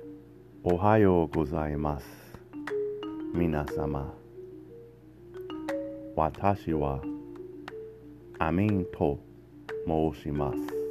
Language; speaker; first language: Japanese; non-native, learner; English